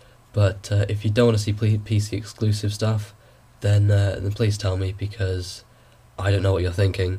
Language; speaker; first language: English; native; English